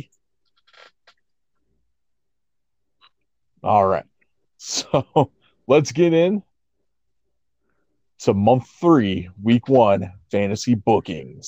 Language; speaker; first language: English; native; English